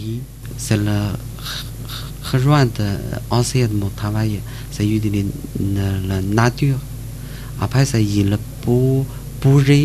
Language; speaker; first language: French; non-native, learner; Chinese